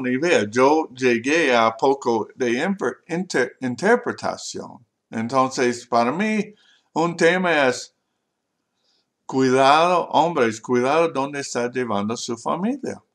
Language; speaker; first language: Spanish; non-native, learner; English